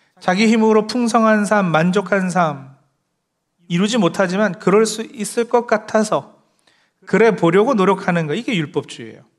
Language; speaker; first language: Korean; early bilingual, heritage; Korean